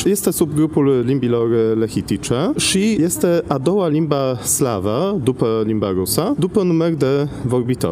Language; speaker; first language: Romanian; non-native, fluent; Polish